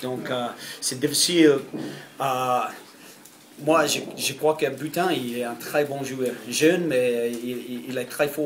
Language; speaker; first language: French; non-native, fluent; English